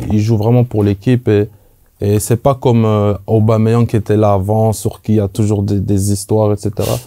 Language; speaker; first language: French; native; French